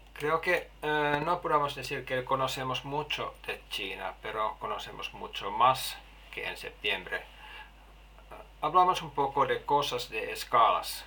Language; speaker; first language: Spanish; non-native, learner; Finnish